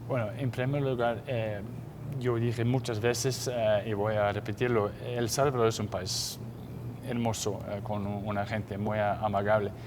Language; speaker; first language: Spanish; non-native, fluent; English